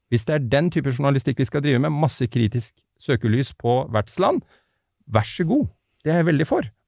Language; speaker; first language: Norwegian; early bilingual, other home language; Persian